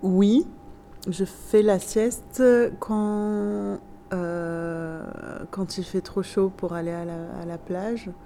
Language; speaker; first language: French; non-native, local second language; Arabic